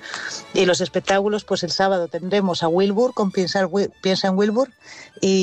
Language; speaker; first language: Spanish; native; Spanish